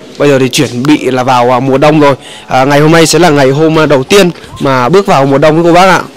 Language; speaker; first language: Vietnamese; native; Vietnamese